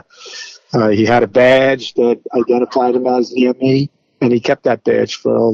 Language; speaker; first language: English; native; English